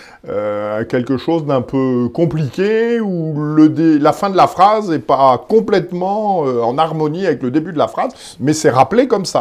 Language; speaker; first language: French; native; French